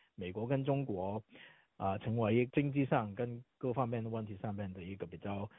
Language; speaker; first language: Chinese; non-native, local second language; Cantonese